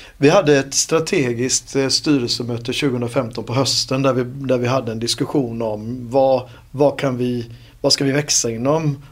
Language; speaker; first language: Swedish; native; Swedish